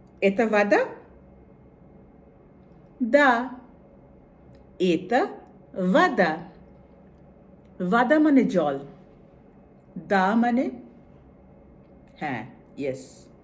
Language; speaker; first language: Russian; non-native, fluent; Bangla